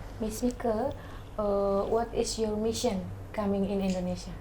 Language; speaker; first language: English; non-native, learner; Indonesian